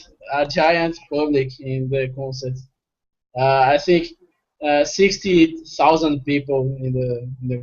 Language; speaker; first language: English; non-native, fluent; Portuguese